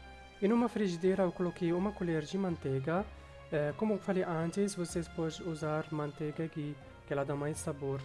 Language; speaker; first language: Portuguese; non-native, fluent; Arabic